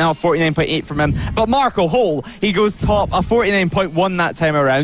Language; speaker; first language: English; native; English